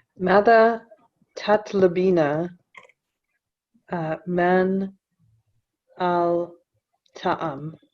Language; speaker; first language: Arabic; non-native, learner; English